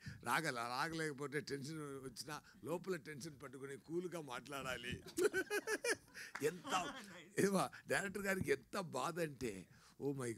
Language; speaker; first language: Telugu; non-native, learner; Tamil